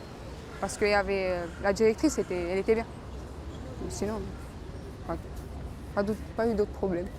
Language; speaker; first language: French; early bilingual, other home language; Romanian